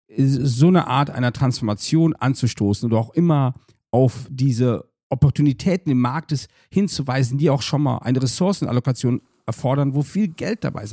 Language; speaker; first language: German; native; German